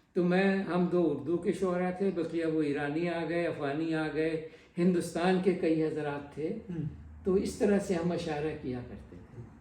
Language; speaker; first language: Urdu; non-native, local second language; Punjabi